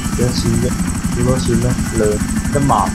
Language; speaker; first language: Chinese; native; Chinese